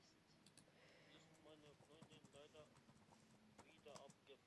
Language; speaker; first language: German; non-native, learner; Macedonian